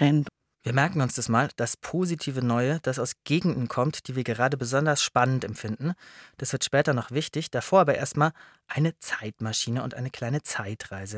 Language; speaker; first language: German; native; German